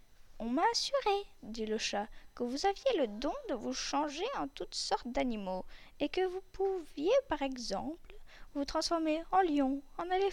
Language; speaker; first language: French; native; French